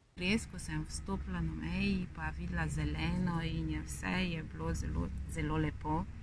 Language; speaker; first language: Slovenian; non-native, fluent; Malagasy